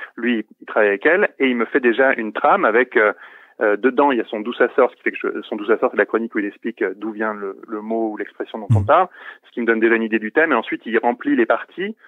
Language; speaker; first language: French; native; French